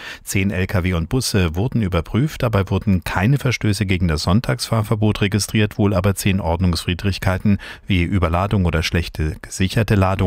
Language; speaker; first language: German; native; German